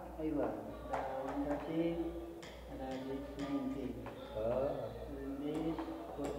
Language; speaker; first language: English; non-native, learner; Nepali